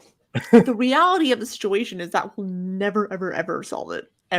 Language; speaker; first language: English; native; English